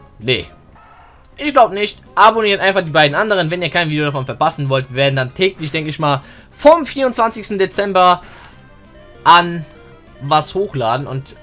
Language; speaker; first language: German; early bilingual, other home language; Turkish